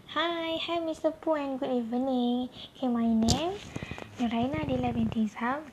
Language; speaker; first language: English; non-native, local second language; Malay